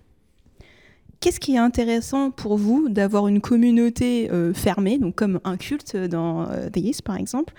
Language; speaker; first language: French; native; French